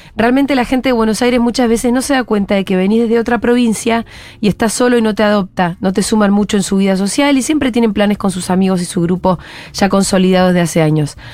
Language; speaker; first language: Spanish; native; Spanish